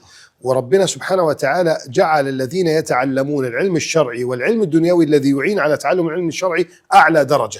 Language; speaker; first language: Arabic; native; Arabic